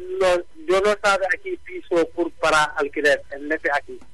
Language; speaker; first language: Spanish; non-native, learner; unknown